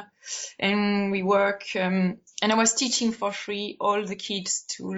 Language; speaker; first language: English; non-native, fluent; Spanish